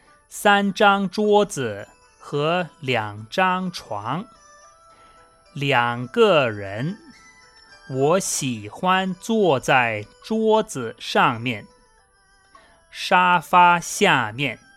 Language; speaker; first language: Chinese; non-native, fluent; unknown